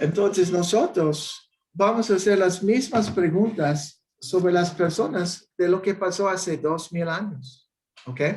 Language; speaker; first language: Spanish; non-native, fluent; English